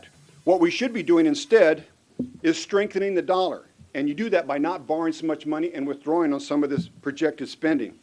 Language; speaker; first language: English; native; English